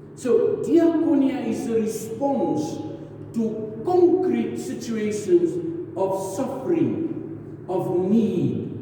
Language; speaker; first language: English; non-native, local second language; Afrikaans